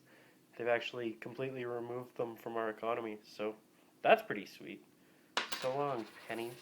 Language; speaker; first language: English; native; English